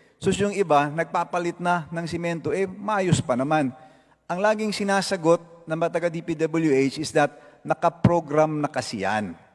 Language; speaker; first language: Filipino; non-native, local second language; Cebuano